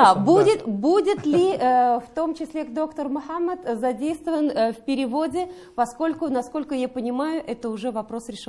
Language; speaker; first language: Russian; native; Russian